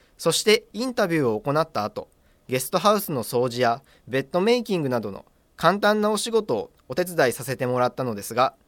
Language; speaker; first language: Japanese; native; Japanese